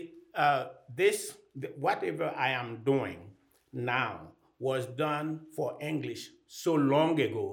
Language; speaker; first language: English; non-native, fluent; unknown